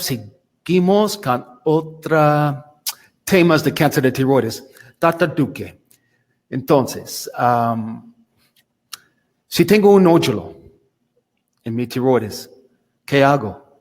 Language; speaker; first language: Spanish; non-native, learner; English